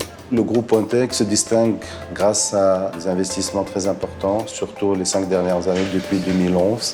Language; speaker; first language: French; non-native, local second language; Arabic